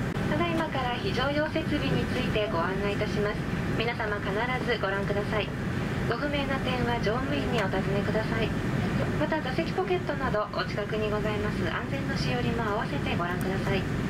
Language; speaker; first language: Japanese; native; Japanese